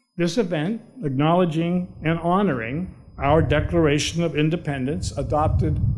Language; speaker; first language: English; native; English